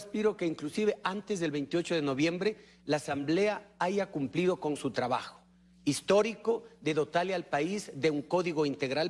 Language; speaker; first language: Spanish; native; Spanish